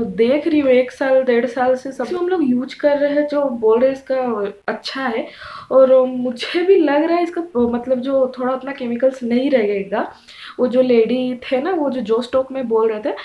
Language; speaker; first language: Hindi; non-native, local second language; Odia